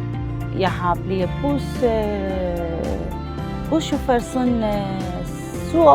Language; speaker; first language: Danish; non-native, learner; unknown